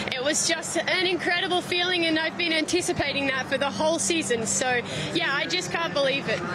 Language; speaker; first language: English; native; English